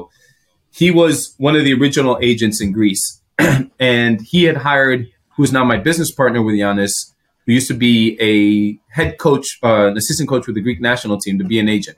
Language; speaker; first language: English; non-native, fluent; Greek